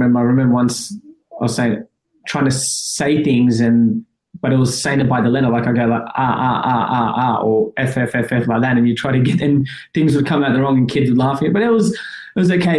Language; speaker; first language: English; early bilingual, other home language; Persian